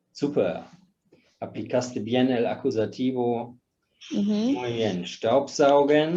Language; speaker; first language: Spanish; non-native, fluent; German